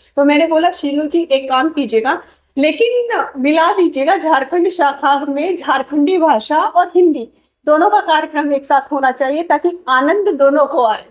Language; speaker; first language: Hindi; native; Hindi